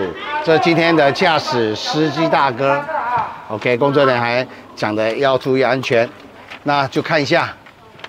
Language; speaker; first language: Chinese; native; Chinese